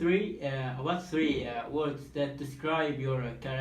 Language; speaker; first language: English; non-native, learner; Turkish